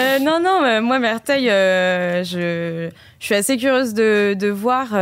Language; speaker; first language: French; native; French